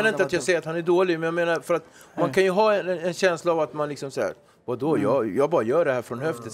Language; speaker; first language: Swedish; native; Swedish